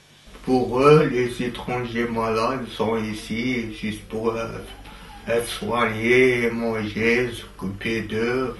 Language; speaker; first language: French; non-native, local second language; Arabic